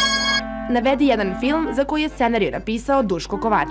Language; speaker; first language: Serbian; native; Serbian